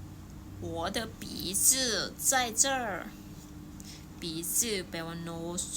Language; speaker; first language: Chinese; non-native, learner; Thai